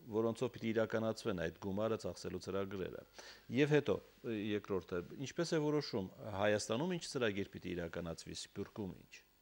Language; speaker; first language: Armenian; native; Armenian